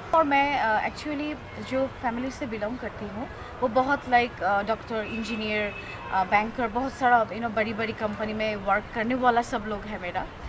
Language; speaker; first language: Hindi; non-native, learner; Bangla